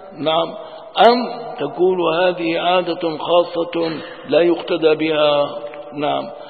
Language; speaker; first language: Arabic; non-native, local second language; Kurdish